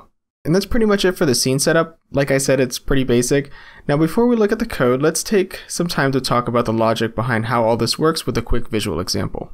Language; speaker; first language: English; native; English